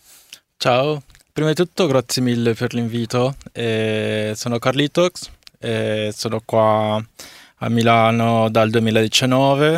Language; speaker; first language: Italian; non-native, fluent; Spanish